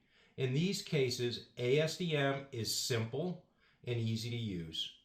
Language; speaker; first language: English; native; English